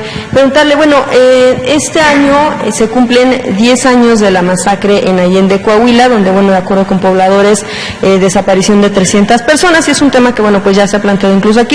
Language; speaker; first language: Spanish; native; Spanish